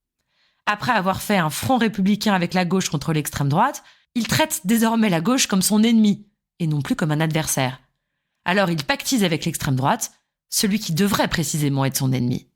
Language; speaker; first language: French; native; French